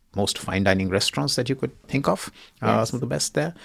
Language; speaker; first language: English; non-native, local second language; Hindi